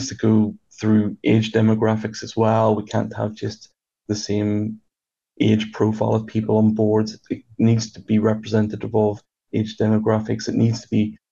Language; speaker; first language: English; native; English